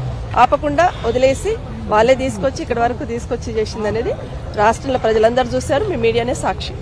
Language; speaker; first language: Telugu; native; Telugu